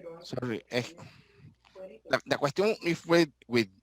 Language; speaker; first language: English; non-native, learner; Spanish